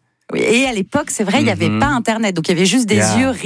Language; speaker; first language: French; native; French